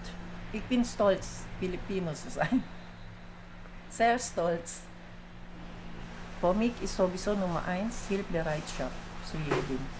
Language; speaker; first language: German; non-native, learner; Filipino